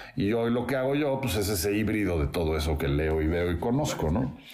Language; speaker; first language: Spanish; native; Spanish